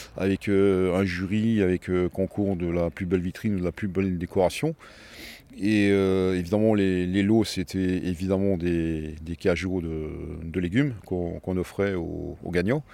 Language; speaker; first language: French; native; French